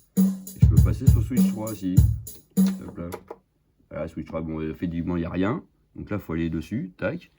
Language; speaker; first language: French; native; French